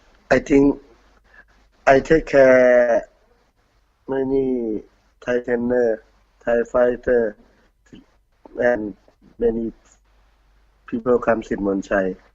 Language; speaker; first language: English; non-native, learner; Thai